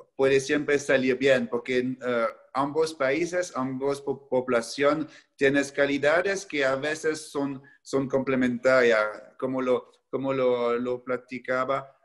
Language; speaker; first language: Spanish; non-native, fluent; French